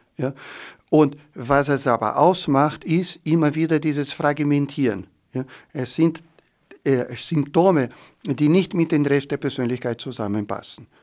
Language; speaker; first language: German; non-native, fluent; Portuguese